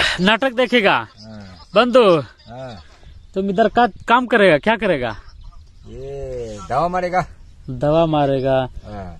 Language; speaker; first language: Hindi; native; Hindi